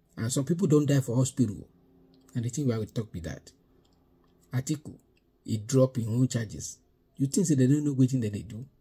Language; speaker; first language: Nigerian Pidgin; non-native, local second language; Yoruba